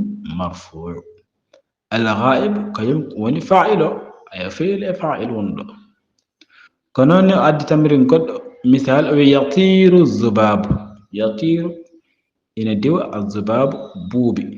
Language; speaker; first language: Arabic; non-native, fluent; Fula